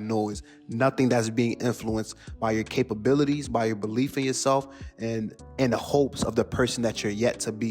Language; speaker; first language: English; native; English